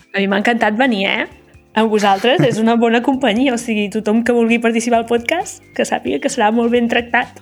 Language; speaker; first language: Catalan; native; Catalan